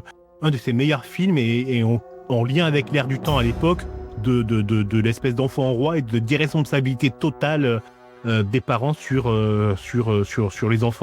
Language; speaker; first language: French; native; French